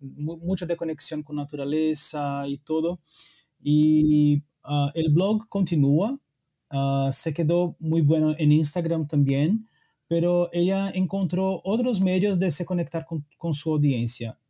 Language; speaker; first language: Spanish; non-native, fluent; Portuguese